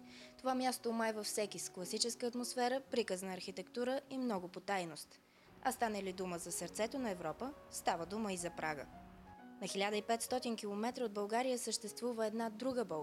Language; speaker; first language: Bulgarian; native; Bulgarian